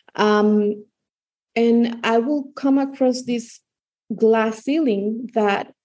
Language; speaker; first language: English; non-native, fluent; Spanish